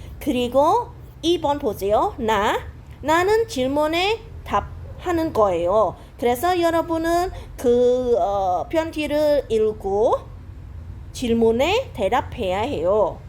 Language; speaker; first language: Korean; non-native, fluent; Khmer